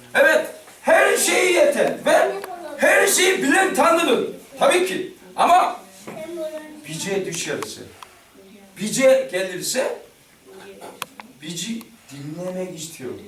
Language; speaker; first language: Turkish; non-native, learner; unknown